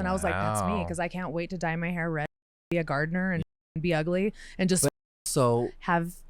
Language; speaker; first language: English; native; English